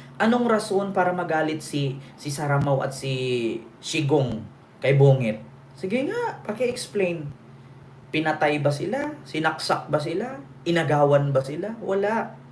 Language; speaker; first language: Filipino; non-native, local second language; Cebuano